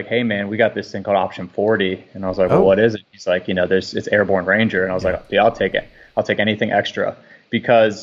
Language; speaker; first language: English; native; English